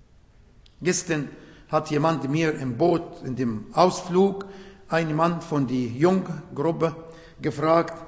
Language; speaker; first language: German; non-native, fluent; Arabic